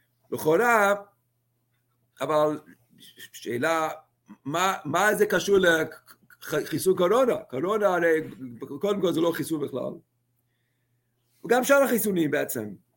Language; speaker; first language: Hebrew; non-native, fluent; English